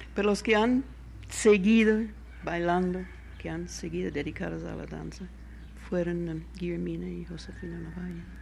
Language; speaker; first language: Spanish; non-native, fluent; English